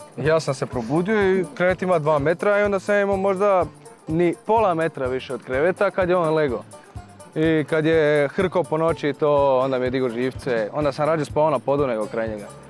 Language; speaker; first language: Croatian; early bilingual, heritage; Croatian